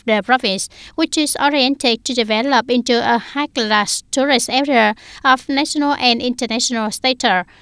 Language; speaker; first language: English; non-native, fluent; Vietnamese